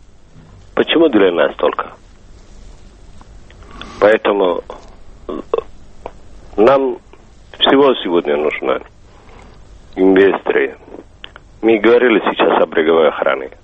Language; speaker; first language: Russian; non-native, fluent; Somali